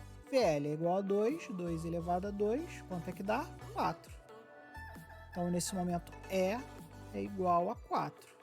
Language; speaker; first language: Portuguese; native; Portuguese